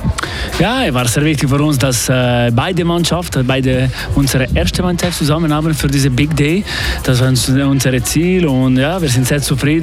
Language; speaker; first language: German; non-native, local second language; French